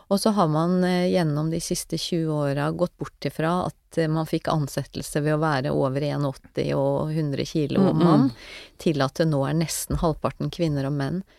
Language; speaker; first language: Norwegian; native; Norwegian